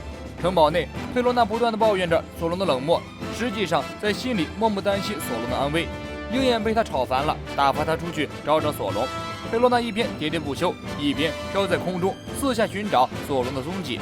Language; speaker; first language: Chinese; native; Chinese